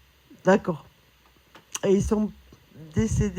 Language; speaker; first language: French; native; French